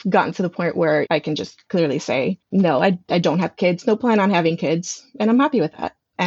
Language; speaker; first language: English; native; English